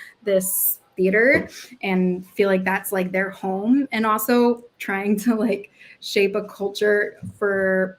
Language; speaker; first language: English; native; English